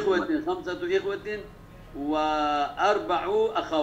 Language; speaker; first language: Arabic; non-native, learner; Turkish